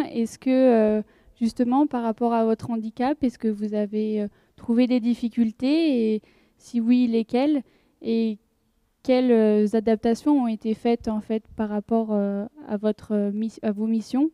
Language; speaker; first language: French; native; French